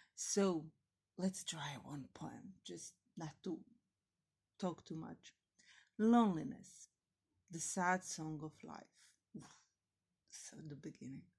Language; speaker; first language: English; non-native, fluent; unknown